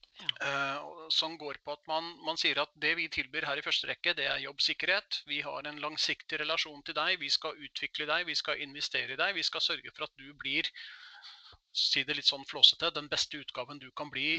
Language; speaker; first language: Norwegian; native; Norwegian